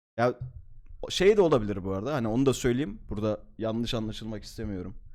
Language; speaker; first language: Turkish; native; Turkish